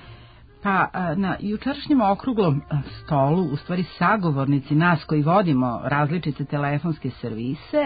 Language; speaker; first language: Serbian; native; Serbian